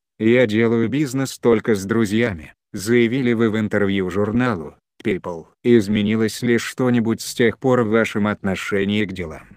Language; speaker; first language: Russian; non-native, local second language; Chechen